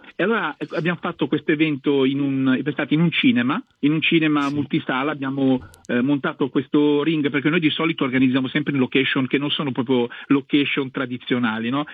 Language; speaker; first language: Italian; native; Italian